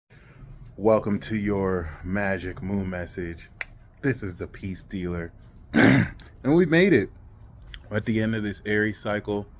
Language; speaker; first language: English; native; English